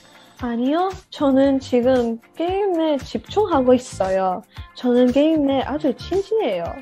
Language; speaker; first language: Korean; non-native, learner; English